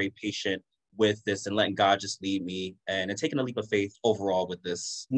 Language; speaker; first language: English; native; English